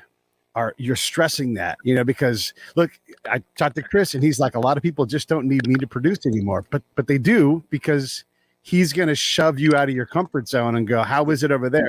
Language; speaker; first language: English; native; English